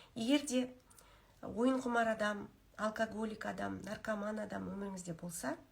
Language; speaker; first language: Russian; non-native, local second language; Kazakh